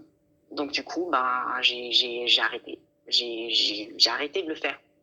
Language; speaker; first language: French; native; French